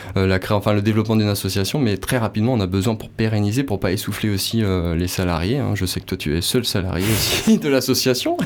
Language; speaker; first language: French; native; French